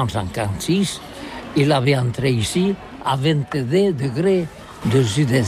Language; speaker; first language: French; non-native, learner; Catalan